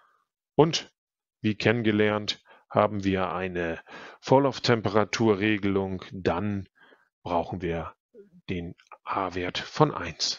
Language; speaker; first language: German; native; German